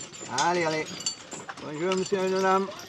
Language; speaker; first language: French; non-native, learner; English